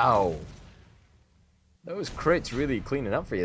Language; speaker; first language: English; native; English